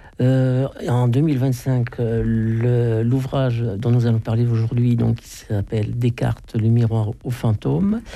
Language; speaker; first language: French; native; French